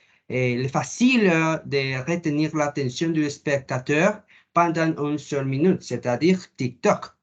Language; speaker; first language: French; non-native, learner; Spanish